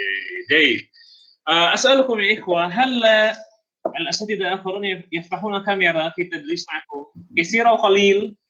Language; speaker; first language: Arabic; non-native, fluent; Indonesian